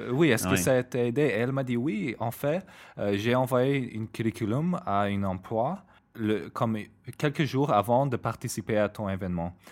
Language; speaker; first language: French; non-native, fluent; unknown